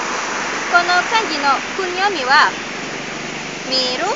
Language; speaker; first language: Japanese; non-native, learner; Indonesian